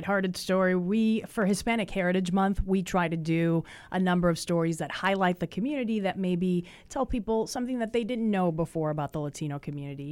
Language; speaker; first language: English; early bilingual, other home language; Spanish